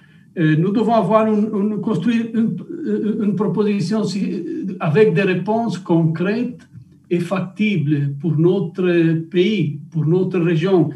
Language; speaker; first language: French; non-native, fluent; Italian